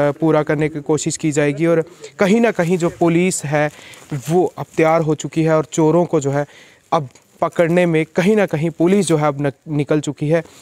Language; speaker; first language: Hindi; native; Hindi